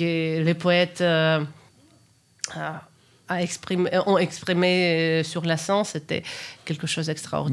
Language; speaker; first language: French; non-native, fluent; Ukrainian